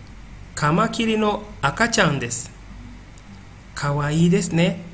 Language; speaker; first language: Japanese; non-native, fluent; Indonesian